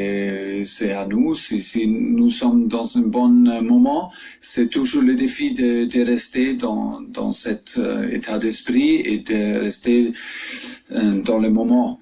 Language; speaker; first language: French; non-native, fluent; German